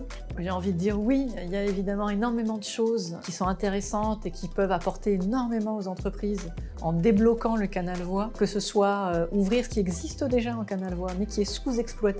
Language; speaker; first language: French; native; French